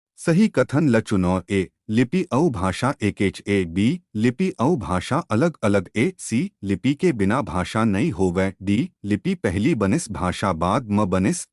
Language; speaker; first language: Hindi; native; Hindi